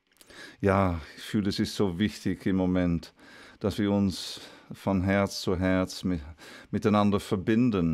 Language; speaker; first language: German; non-native, fluent; Dutch